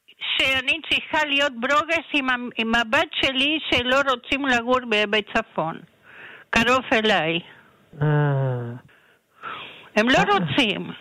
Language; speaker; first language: Hebrew; non-native, fluent; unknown